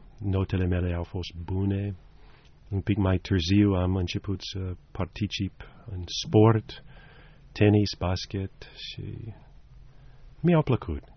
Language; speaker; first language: Romanian; non-native, fluent; English